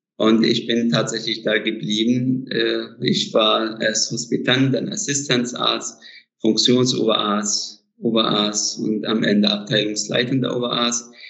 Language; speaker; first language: German; non-native, fluent; Arabic